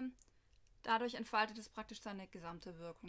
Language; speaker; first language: German; native; German